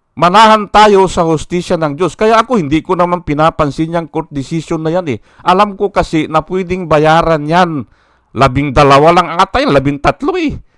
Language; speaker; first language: Filipino; non-native, local second language; Iloko